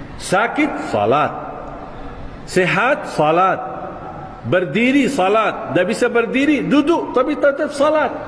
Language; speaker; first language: Malay; non-native, fluent; Arabic